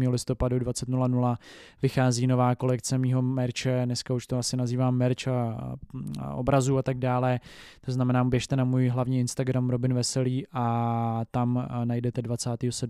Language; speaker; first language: Czech; native; Czech